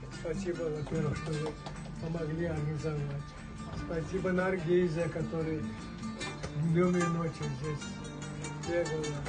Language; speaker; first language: Russian; non-native, local second language; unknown